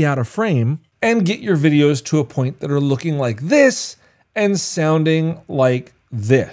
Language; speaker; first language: English; native; English